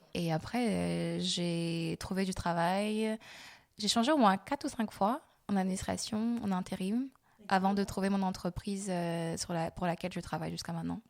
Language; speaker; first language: French; non-native, local second language; Lingala